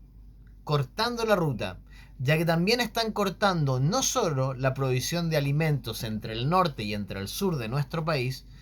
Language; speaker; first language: Spanish; native; Spanish